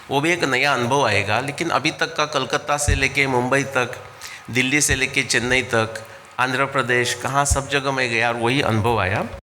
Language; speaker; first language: Hindi; non-native, local second language; Marathi